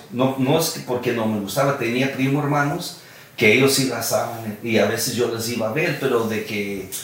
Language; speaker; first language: Spanish; early bilingual, heritage; Spanish